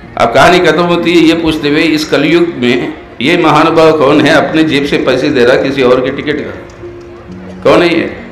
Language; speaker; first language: Hindi; non-native, local second language; Telugu